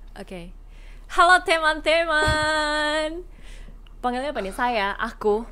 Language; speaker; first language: Indonesian; native; Indonesian